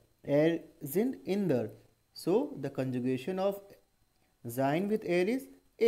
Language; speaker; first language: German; non-native, learner; Hindi